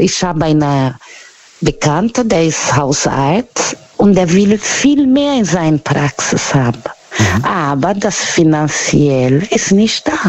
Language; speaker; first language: German; non-native, learner; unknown